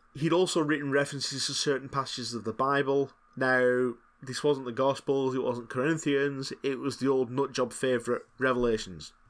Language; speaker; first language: English; native; English